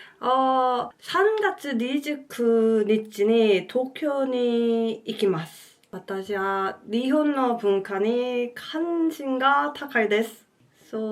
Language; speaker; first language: Japanese; non-native, learner; Korean